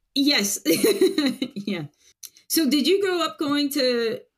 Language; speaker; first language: English; early bilingual, other home language; Spanish